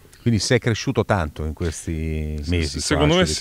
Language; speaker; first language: Italian; native; Italian